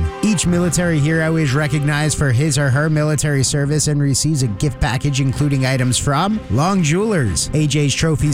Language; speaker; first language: English; native; English